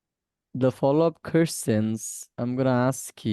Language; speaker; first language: English; non-native, local second language; Bangla